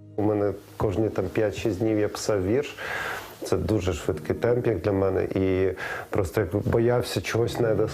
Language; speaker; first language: Ukrainian; native; Ukrainian